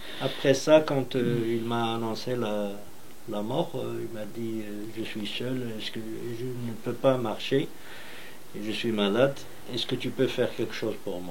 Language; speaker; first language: French; non-native, local second language; Arabic